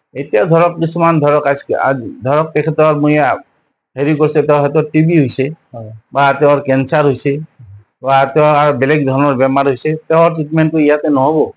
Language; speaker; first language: Assamese; non-native, local second language; Bangla